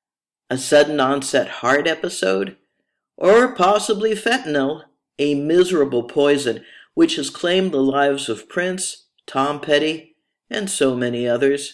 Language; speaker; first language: English; native; English